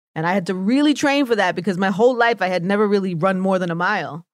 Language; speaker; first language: English; native; English